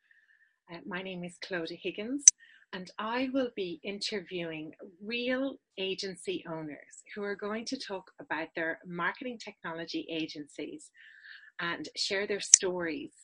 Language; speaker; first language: English; native; English